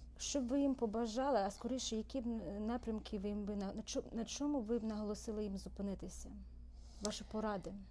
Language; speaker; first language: Ukrainian; early bilingual, heritage; Ukrainian